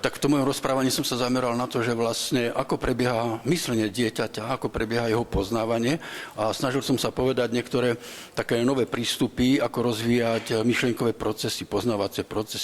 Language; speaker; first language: Slovak; native; Slovak